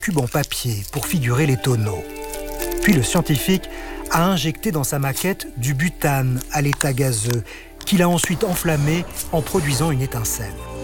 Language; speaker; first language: French; native; French